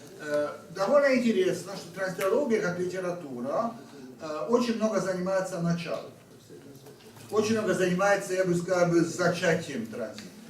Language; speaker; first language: Russian; non-native, fluent; Hungarian